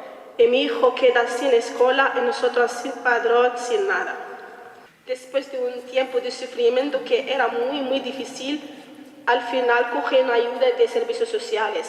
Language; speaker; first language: Spanish; non-native, learner; Arabic